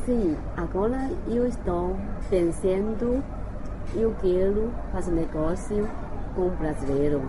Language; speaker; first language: Portuguese; non-native, learner; Chinese